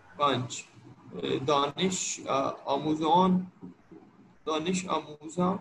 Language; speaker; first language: Persian; non-native, learner; Urdu